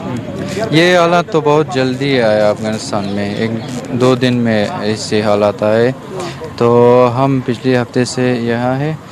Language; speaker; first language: Hindi; non-native, fluent; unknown